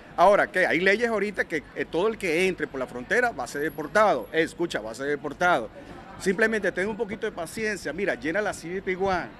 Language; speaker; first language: Spanish; native; Spanish